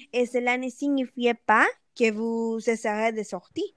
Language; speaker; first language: French; non-native, learner; Spanish